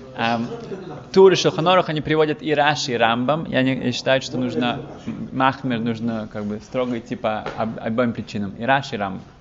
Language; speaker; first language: Russian; early bilingual, heritage; Russian